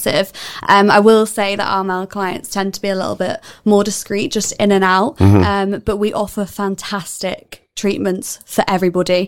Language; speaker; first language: English; native; English